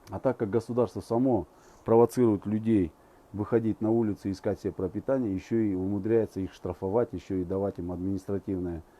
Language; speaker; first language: Russian; non-native, local second language; Kazakh